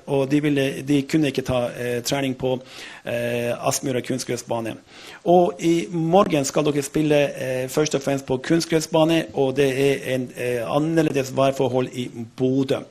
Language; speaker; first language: Norwegian; non-native, fluent; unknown